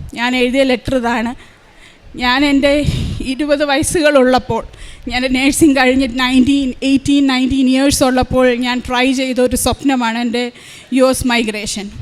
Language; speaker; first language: Malayalam; native; Malayalam